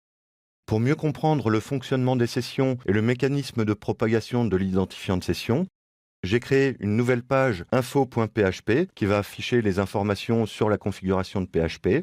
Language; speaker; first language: French; native; French